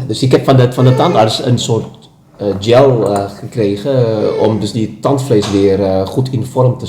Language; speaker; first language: Dutch; non-native, fluent; Indonesian